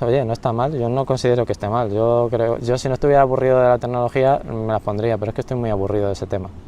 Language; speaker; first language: Spanish; native; Spanish